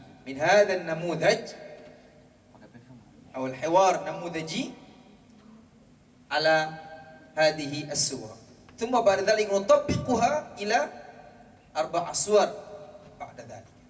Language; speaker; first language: Arabic; non-native, fluent; Malay